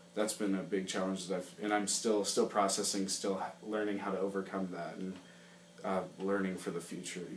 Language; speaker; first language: English; native; English